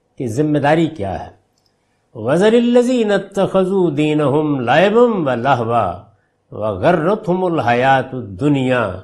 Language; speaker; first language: Urdu; native; Urdu